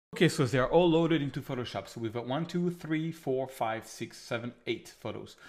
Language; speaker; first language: English; non-native, fluent; French